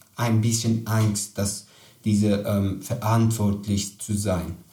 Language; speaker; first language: German; non-native, learner; Persian